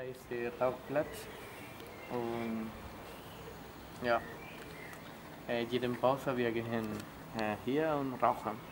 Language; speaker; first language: German; non-native, learner; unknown